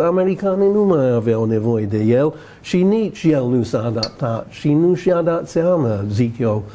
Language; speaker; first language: Romanian; non-native, fluent; English